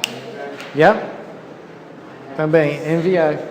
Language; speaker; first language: Portuguese; non-native, fluent; English